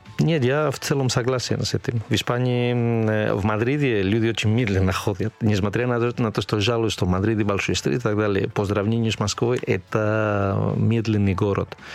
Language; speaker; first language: Russian; non-native, fluent; Spanish